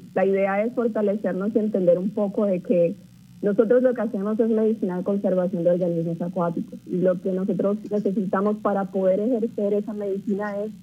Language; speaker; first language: Spanish; native; Spanish